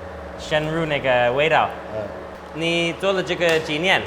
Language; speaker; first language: Chinese; non-native, fluent; English